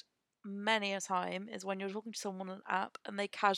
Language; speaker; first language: English; native; English